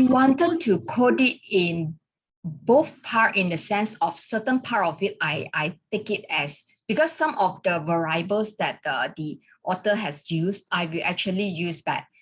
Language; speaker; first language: English; non-native, local second language; Malay